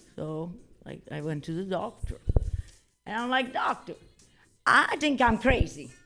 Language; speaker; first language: English; non-native, fluent; Italian